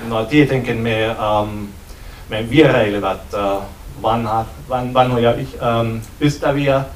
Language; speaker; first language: Finnish; non-native, learner; German